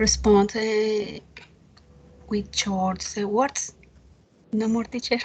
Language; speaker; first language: English; non-native, learner; Spanish